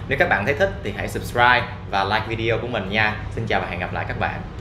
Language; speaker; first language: Vietnamese; native; Vietnamese